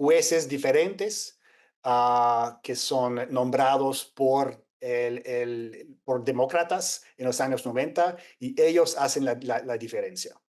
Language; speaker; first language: Spanish; non-native, fluent; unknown